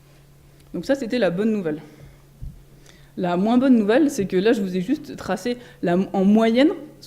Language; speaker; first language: French; native; French